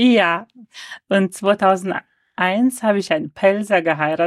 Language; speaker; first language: German; early bilingual, other home language; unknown